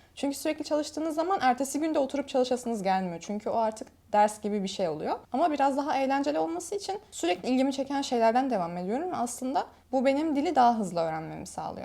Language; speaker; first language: Turkish; native; Turkish